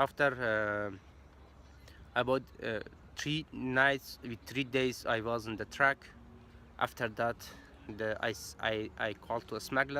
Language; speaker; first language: English; non-native, learner; Persian